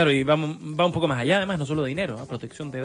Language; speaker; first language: Spanish; native; Spanish